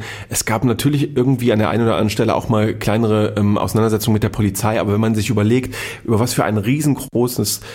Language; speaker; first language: German; native; German